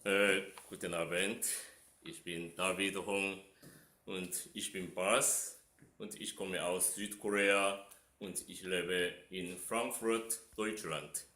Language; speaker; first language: German; non-native, fluent; Korean